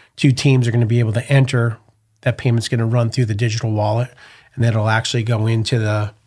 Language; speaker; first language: English; native; English